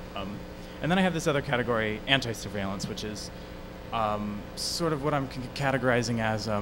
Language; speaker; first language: English; native; English